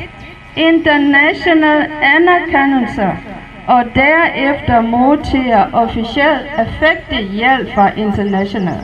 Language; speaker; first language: Danish; non-native, learner; Burmese